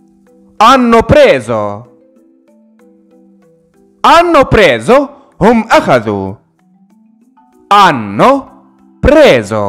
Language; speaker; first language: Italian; non-native, fluent; Arabic